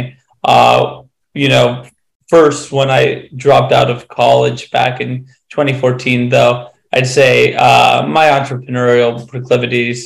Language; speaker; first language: English; native; English